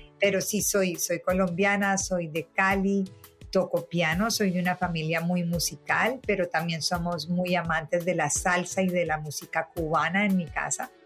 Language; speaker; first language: Spanish; native; Spanish